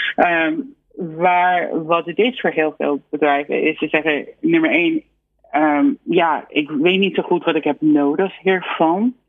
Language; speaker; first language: Dutch; non-native, fluent; English